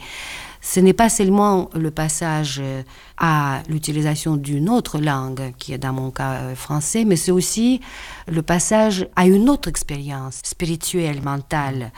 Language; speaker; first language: French; non-native, fluent; Russian